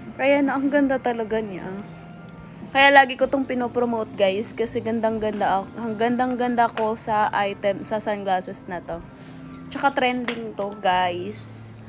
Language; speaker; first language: Filipino; non-native, local second language; Cebuano